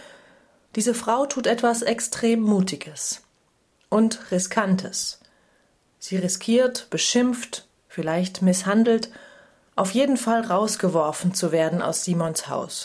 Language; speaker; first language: German; native; German